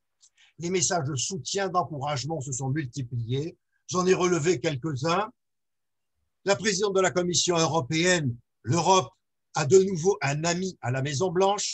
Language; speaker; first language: French; native; French